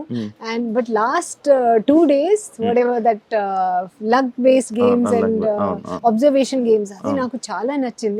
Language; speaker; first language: Telugu; non-native, learner; Hindi